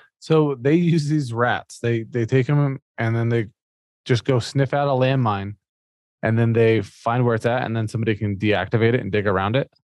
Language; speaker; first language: English; native; English